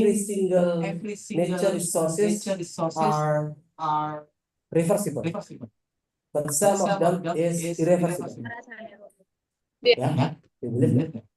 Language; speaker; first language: English; non-native, fluent; Indonesian